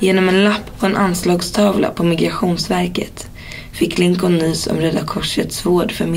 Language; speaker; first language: Swedish; native; Swedish